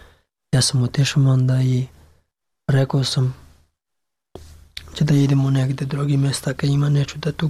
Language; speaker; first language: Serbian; non-native, learner; Pashto